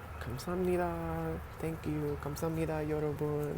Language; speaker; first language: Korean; non-native, learner; English